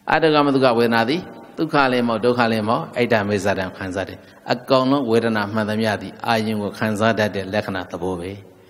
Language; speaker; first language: Burmese; native; Burmese